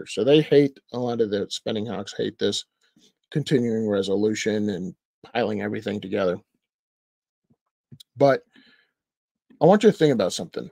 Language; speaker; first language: English; native; English